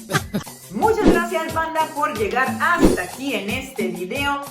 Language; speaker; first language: Spanish; non-native, fluent; Serbian